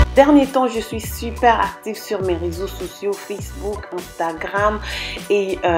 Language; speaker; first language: French; non-native, local second language; Lingala